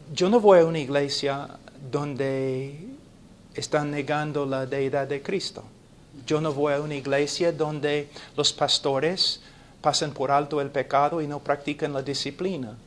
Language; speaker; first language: Spanish; non-native, fluent; English